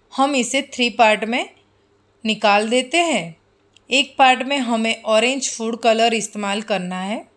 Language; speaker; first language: Hindi; non-native, local second language; Gujarati